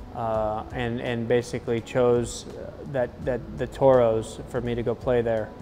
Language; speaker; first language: English; native; English